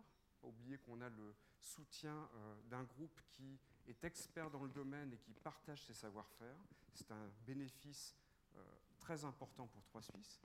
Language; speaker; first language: French; native; French